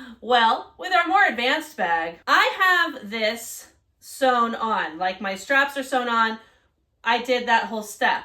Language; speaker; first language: English; native; English